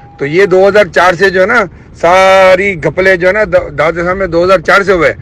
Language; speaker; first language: Urdu; native; Urdu